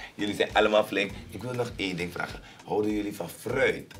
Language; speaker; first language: Dutch; native; Dutch